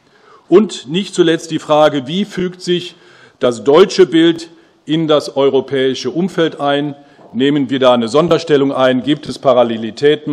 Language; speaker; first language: German; native; German